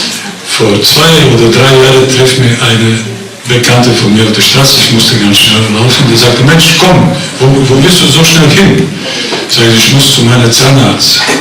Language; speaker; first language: German; non-native, fluent; Bulgarian